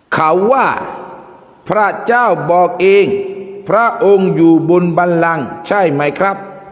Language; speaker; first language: Thai; non-native, local second language; Malay